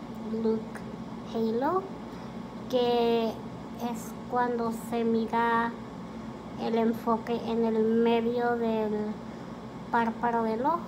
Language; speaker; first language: Spanish; early bilingual, heritage; Spanish